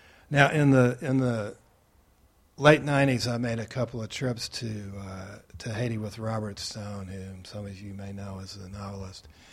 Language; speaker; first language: English; native; English